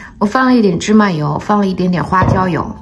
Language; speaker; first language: Chinese; native; Chinese